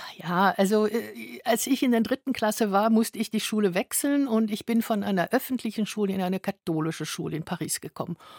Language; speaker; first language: German; non-native, fluent; French